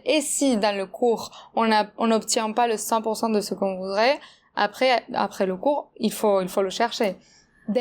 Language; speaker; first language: French; non-native, fluent; Spanish